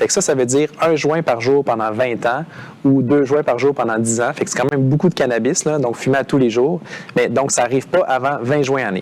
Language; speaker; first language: French; native; French